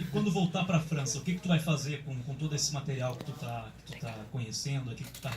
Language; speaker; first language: Portuguese; native; Portuguese